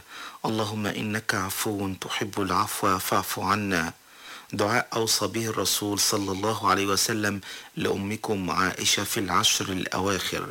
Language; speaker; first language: Arabic; native; Arabic